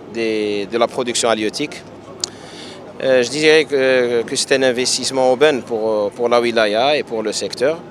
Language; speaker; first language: French; non-native, local second language; Arabic